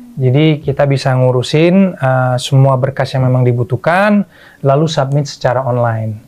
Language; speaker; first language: Indonesian; early bilingual, other home language; Dutch